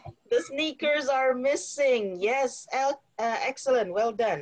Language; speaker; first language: English; non-native, fluent; Indonesian